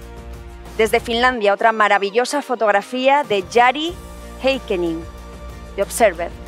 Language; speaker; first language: Spanish; native; Spanish